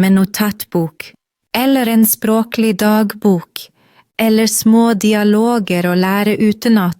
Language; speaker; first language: Norwegian; non-native, fluent; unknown